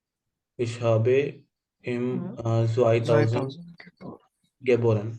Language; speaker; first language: German; non-native, learner; Malayalam